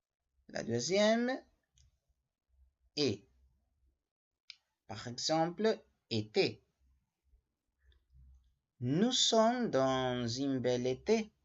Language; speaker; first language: French; non-native, learner; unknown